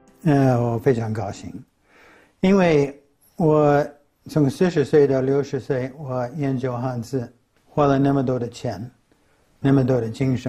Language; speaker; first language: Chinese; non-native, fluent; English